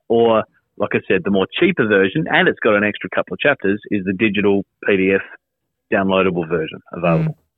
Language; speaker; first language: English; native; English